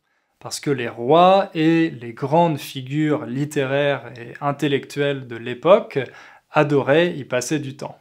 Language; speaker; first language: French; native; French